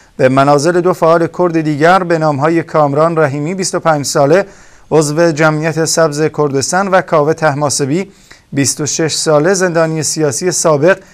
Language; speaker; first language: Persian; non-native, local second language; Kurdish